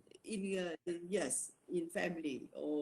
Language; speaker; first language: English; non-native, learner; Vietnamese